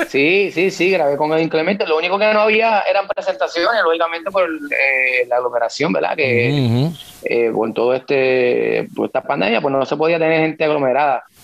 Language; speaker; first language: Spanish; native; Spanish